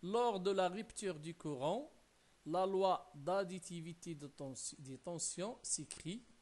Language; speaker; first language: French; non-native, local second language; Arabic